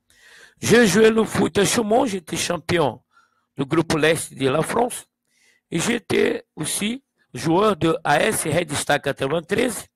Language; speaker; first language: French; non-native, fluent; Portuguese